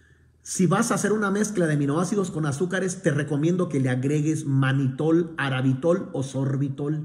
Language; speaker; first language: Spanish; native; Spanish